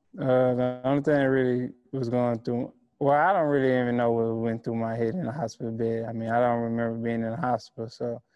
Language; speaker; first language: English; native; English